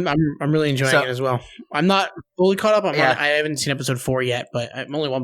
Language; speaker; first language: English; native; English